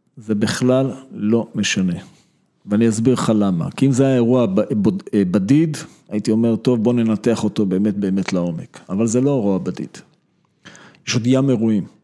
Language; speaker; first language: Hebrew; native; Hebrew